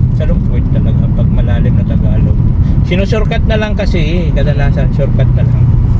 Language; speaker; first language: Filipino; non-native, local second language; Bikol